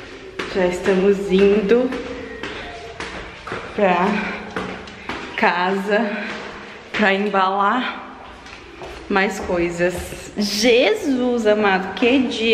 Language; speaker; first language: Portuguese; native; Portuguese